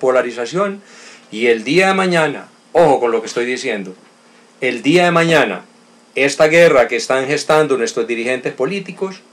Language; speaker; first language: Spanish; native; Spanish